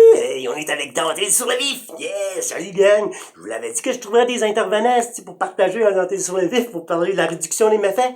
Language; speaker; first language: French; native; French